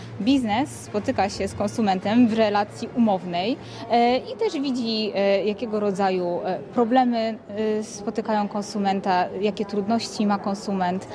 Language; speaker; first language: Polish; native; Polish